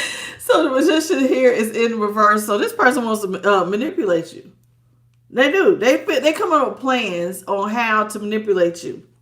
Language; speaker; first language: English; native; English